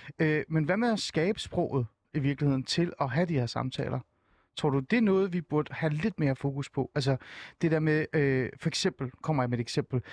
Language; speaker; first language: Danish; early bilingual, other home language; Persian